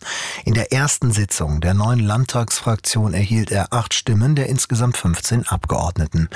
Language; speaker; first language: German; native; German